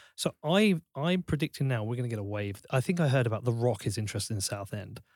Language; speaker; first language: English; native; English